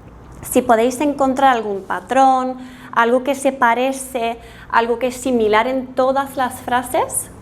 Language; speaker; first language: Spanish; non-native, fluent; Norwegian